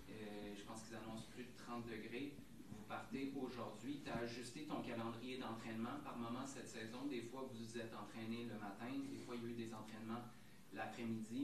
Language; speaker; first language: French; native; French